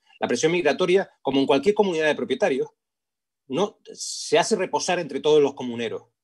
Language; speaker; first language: Spanish; native; Spanish